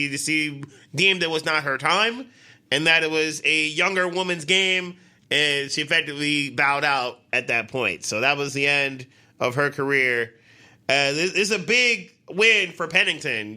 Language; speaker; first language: English; native; English